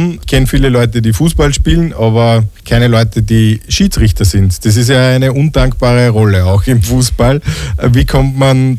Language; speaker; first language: German; native; German